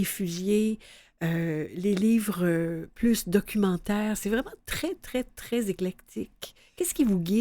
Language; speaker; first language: French; native; French